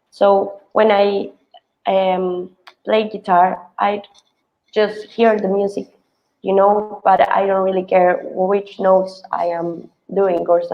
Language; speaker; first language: English; non-native, fluent; Spanish